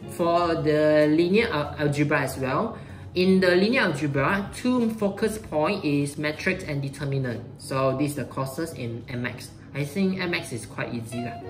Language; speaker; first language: English; non-native, local second language; Chinese